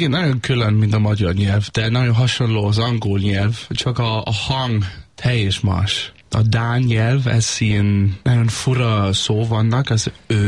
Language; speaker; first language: Hungarian; non-native, learner; Danish